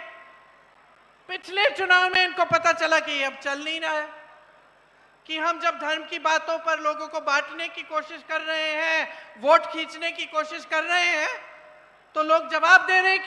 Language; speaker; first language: Hindi; native; Hindi